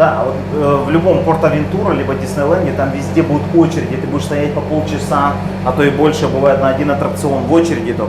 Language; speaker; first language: Russian; native; Russian